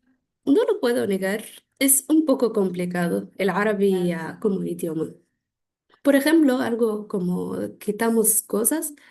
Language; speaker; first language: Spanish; non-native, fluent; Arabic